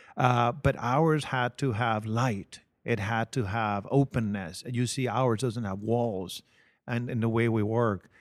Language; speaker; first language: English; non-native, fluent; Spanish